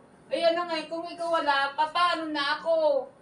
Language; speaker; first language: Filipino; native; Filipino